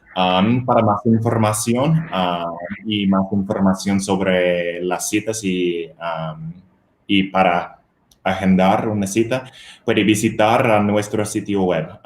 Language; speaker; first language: Spanish; non-native, fluent; English